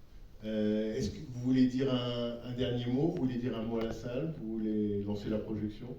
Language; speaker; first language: French; native; French